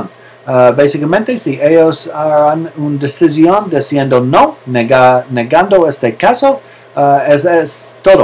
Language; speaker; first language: Spanish; non-native, learner; English